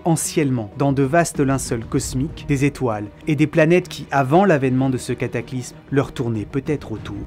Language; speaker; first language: French; native; French